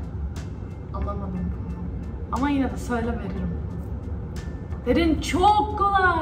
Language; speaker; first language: Turkish; early bilingual, heritage; Turkish